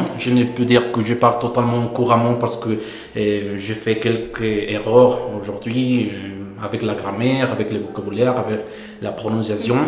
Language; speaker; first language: French; non-native, fluent; Spanish